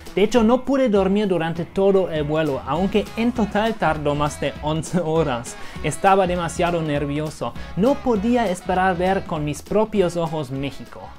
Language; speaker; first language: Spanish; non-native, fluent; German